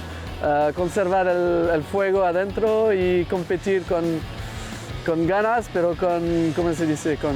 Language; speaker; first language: Spanish; non-native, fluent; French